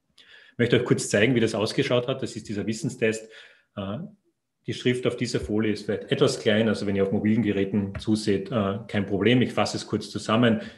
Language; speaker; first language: German; native; German